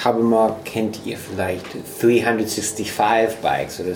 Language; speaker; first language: German; non-native, fluent; English